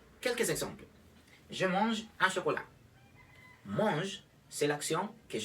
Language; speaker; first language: French; non-native, learner; Spanish